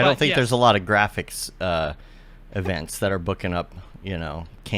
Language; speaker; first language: English; native; English